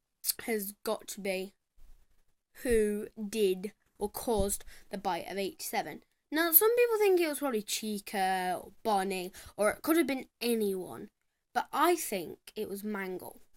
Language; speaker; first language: English; native; English